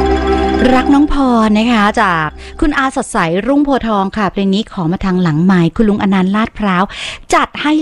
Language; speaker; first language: Thai; native; Thai